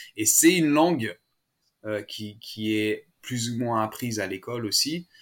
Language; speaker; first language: French; native; French